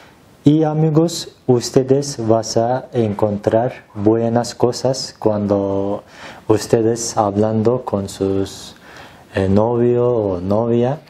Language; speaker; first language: Spanish; non-native, learner; Turkish